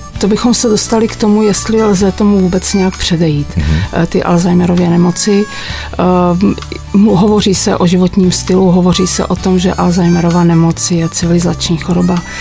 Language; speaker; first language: Czech; native; Czech